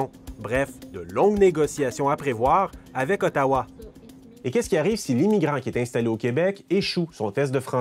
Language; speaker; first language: French; native; French